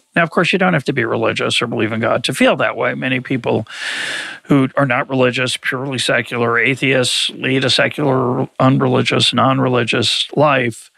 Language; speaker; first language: English; native; English